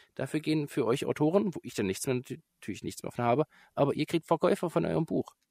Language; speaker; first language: German; native; German